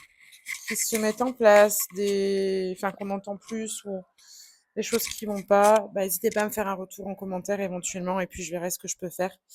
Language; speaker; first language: French; native; French